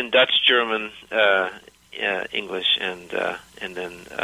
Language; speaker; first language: English; native; English